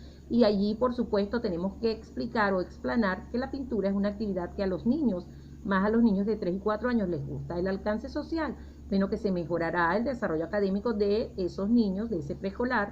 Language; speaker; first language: Spanish; native; Spanish